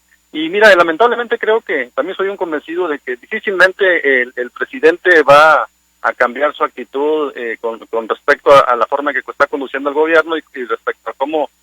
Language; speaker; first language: Spanish; native; Spanish